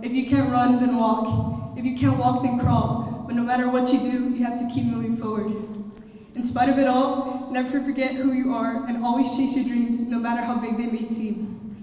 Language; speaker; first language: English; early bilingual, other home language; Spanish